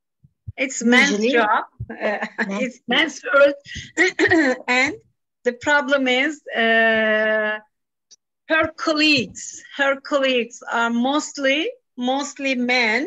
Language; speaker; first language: English; non-native, fluent; Turkish